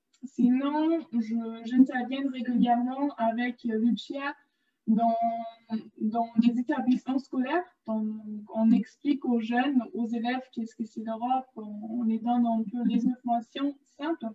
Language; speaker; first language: French; non-native, fluent; German